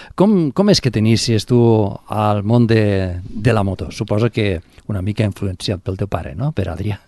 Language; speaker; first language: Catalan; native; Catalan